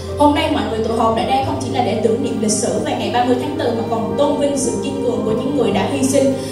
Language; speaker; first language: Vietnamese; early bilingual, heritage; Vietnamese